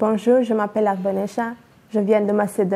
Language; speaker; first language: French; non-native, learner; Albanian